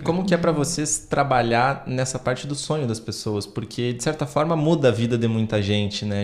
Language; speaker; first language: Portuguese; native; Portuguese